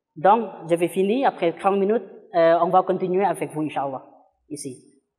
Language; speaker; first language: French; non-native, learner; Indonesian